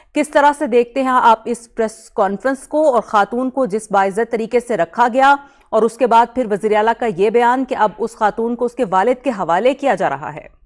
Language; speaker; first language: Urdu; native; Urdu